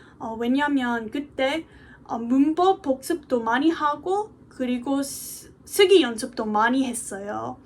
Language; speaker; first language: Korean; non-native, fluent; English